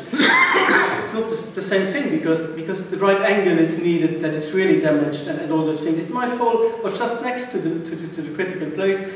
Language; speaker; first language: English; non-native, fluent; Luxembourgish